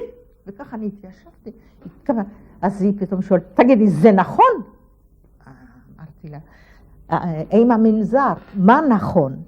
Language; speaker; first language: Hebrew; non-native, fluent; Polish